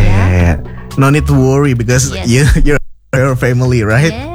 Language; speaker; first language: English; non-native, fluent; Indonesian